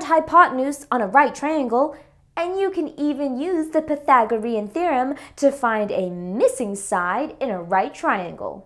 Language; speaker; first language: English; native; English